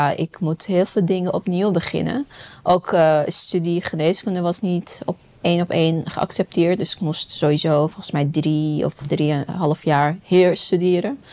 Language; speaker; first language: Dutch; non-native, fluent; Persian